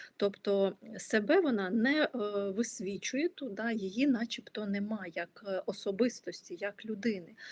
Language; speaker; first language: Ukrainian; non-native, local second language; Russian